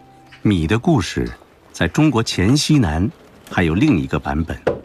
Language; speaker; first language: Chinese; native; Chinese